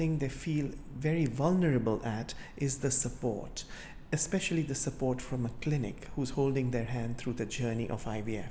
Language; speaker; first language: English; non-native, local second language; Gujarati